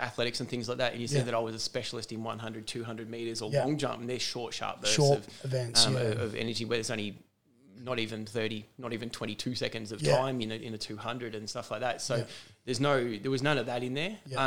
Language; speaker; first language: English; native; English